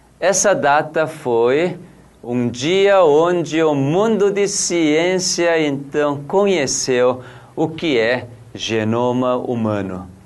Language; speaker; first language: Portuguese; non-native, fluent; Korean